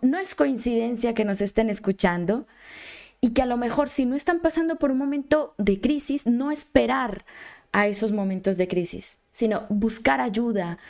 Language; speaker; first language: Spanish; native; Spanish